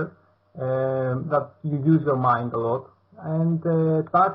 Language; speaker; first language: English; non-native, fluent; Greek